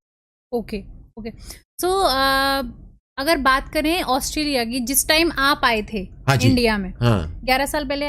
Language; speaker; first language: Hindi; native; Hindi